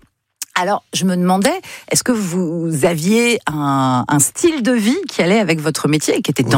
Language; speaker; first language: French; native; French